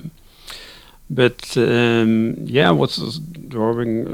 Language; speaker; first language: English; non-native, learner; Dutch